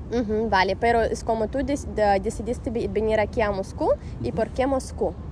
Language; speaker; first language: Spanish; non-native, fluent; Russian